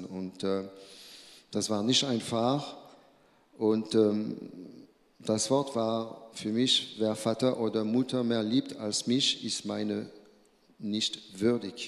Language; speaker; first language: German; non-native, learner; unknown